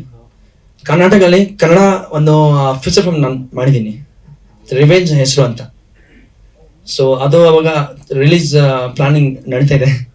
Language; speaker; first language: Kannada; non-native, learner; Hindi